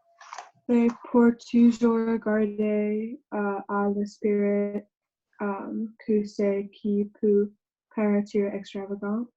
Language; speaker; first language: French; non-native, learner; English